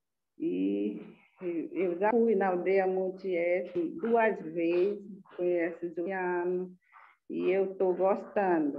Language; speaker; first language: Portuguese; non-native, local second language; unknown